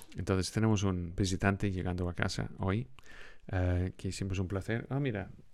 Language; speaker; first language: Spanish; non-native, fluent; English